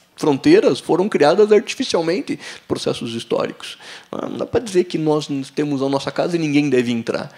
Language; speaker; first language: Portuguese; native; Portuguese